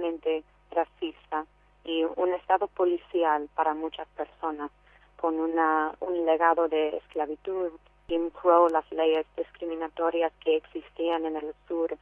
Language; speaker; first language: Spanish; non-native, fluent; English